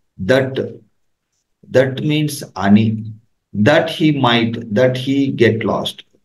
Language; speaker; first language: English; non-native, local second language; Telugu